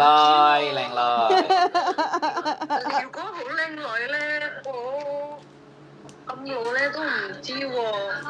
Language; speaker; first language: Cantonese; non-native, learner; Javanese